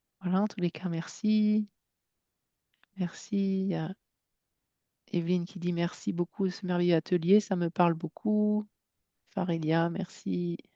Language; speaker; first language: French; native; French